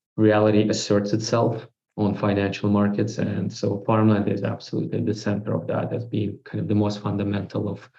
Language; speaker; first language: English; non-native, fluent; Russian